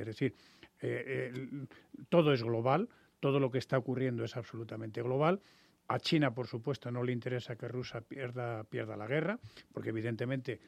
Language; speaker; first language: Spanish; native; Spanish